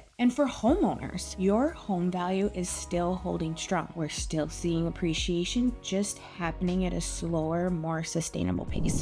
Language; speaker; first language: English; native; English